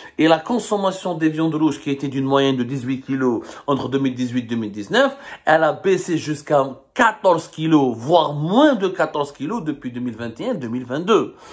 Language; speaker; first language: French; non-native, local second language; Arabic